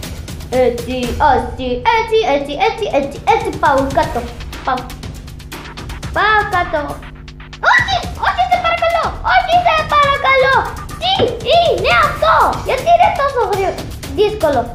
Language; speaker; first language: Greek; non-native, learner; Arabic